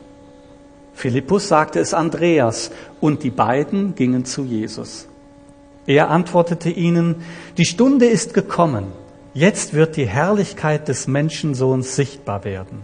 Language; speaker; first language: German; native; German